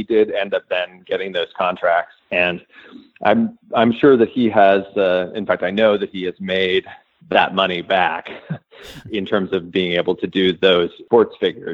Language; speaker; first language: English; native; English